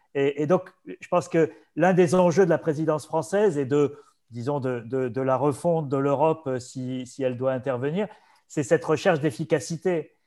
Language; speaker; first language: French; native; French